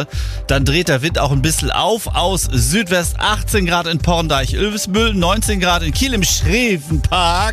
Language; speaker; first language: German; native; German